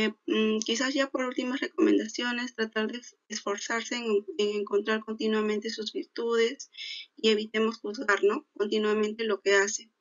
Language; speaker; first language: Spanish; native; Spanish